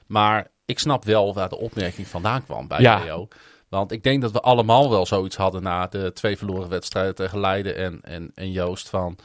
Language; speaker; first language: Dutch; native; Dutch